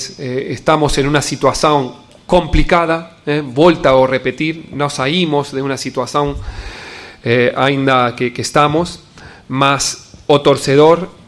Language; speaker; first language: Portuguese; non-native, learner; Spanish